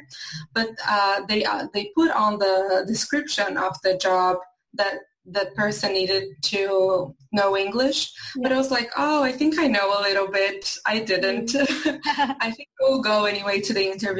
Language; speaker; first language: English; non-native, fluent; Portuguese